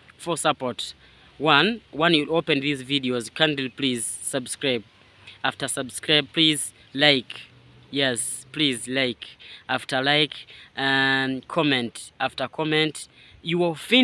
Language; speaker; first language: English; non-native, learner; Swahili